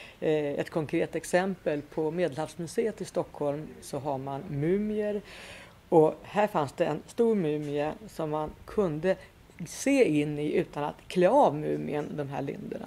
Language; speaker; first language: Swedish; native; Swedish